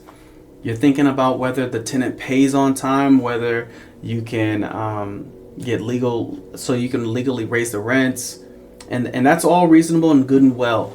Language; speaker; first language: English; native; English